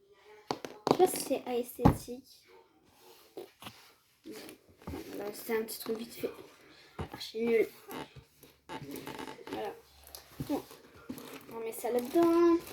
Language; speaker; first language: French; native; French